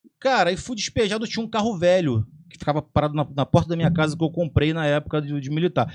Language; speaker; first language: Portuguese; native; Portuguese